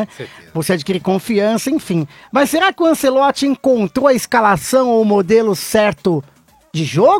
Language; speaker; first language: Portuguese; native; Portuguese